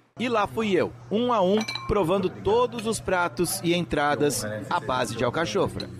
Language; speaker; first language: Portuguese; native; Portuguese